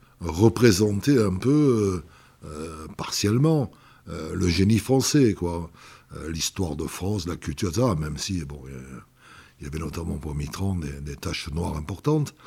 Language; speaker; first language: French; native; French